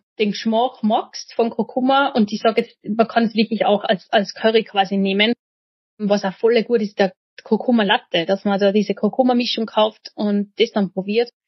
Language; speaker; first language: German; native; German